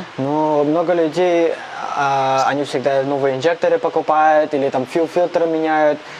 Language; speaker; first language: Russian; non-native, learner; Cantonese